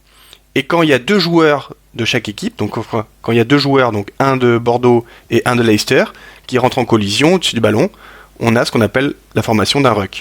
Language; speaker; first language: French; native; French